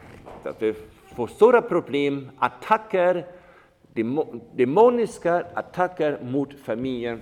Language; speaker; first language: Swedish; non-native, fluent; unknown